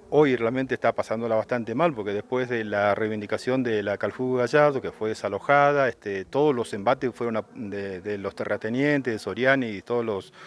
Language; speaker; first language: Spanish; native; Spanish